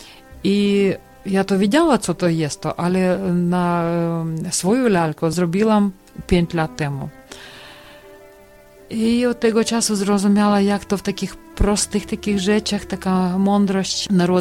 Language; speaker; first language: Polish; non-native, learner; Ukrainian